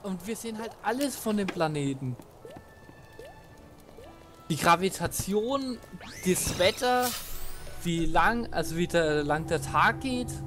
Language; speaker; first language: German; native; German